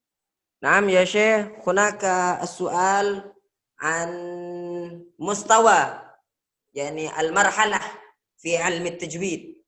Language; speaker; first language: Arabic; non-native, fluent; Indonesian